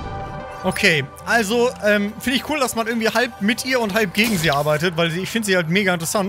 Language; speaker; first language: German; native; German